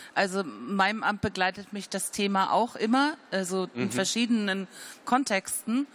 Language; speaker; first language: German; native; German